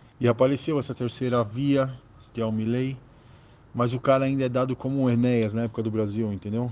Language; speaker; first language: Portuguese; native; Portuguese